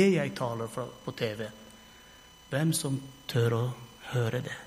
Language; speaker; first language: Norwegian; non-native, fluent; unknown